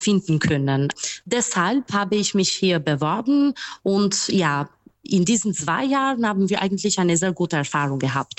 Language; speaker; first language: German; non-native, fluent; Albanian